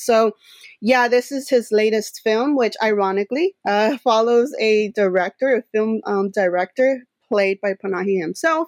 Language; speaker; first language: English; native; English